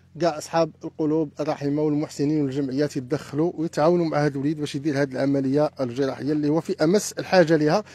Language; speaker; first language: Arabic; native; Arabic